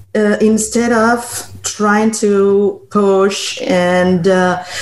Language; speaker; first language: English; non-native, fluent; Spanish